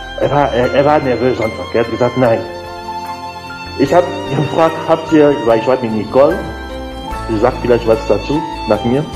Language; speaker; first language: German; non-native, learner; French